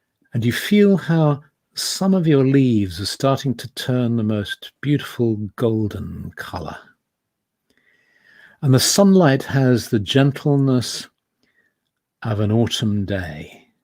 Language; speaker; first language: English; native; English